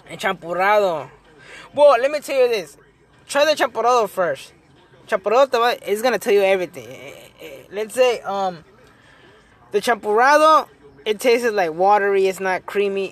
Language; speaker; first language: English; early bilingual, other home language; Spanish